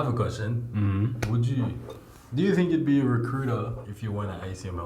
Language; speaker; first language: English; native; English